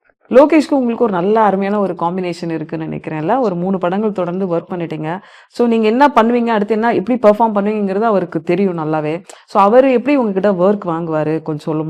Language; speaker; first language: Tamil; native; Tamil